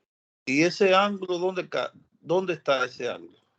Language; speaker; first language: Spanish; native; Spanish